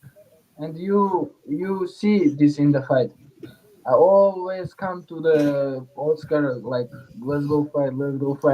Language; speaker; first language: English; non-native, learner; Uzbek